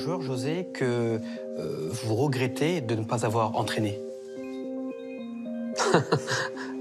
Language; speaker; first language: French; native; French